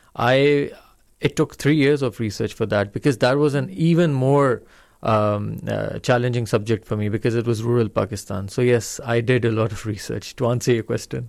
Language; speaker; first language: English; non-native, local second language; Urdu